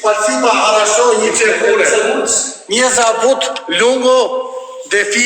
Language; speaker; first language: Russian; non-native, learner; Albanian